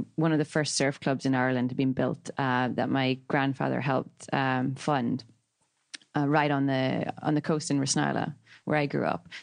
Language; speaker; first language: English; native; English